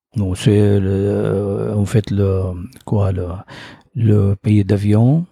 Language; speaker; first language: French; non-native, fluent; Arabic